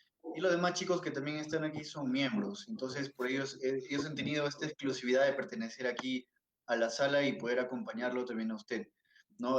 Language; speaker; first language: Spanish; native; Spanish